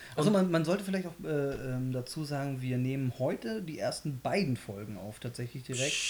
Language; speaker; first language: German; early bilingual, other home language; Polish